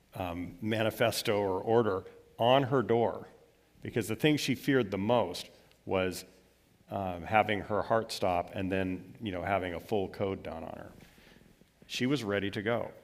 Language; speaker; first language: English; native; English